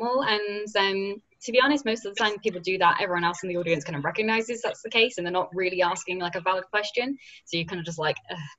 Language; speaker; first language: English; native; English